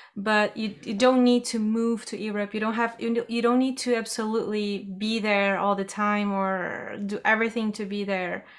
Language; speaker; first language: English; non-native, fluent; Portuguese